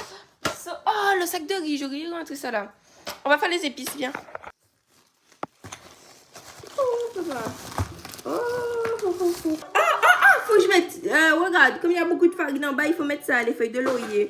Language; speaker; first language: French; native; French